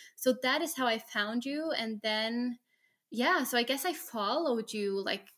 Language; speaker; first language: English; non-native, fluent; Norwegian